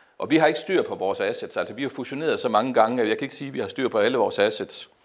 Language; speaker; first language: Danish; native; Danish